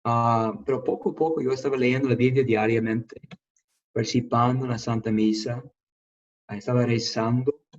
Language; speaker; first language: Spanish; non-native, fluent; English